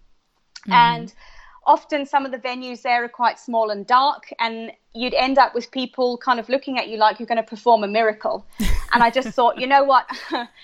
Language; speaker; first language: English; native; English